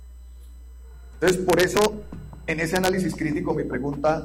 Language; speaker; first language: Spanish; native; Spanish